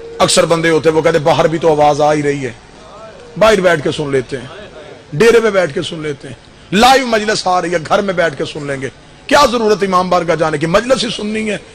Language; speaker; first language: Urdu; non-native, local second language; Punjabi